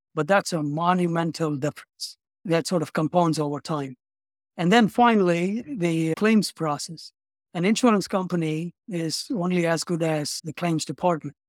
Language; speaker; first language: English; non-native, local second language; Tamil